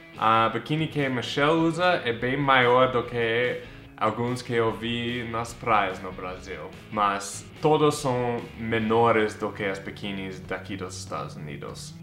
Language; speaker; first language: Portuguese; non-native, fluent; English